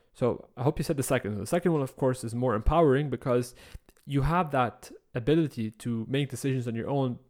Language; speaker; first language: English; non-native, fluent; Arabic